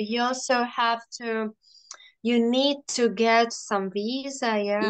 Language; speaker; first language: English; non-native, fluent; Russian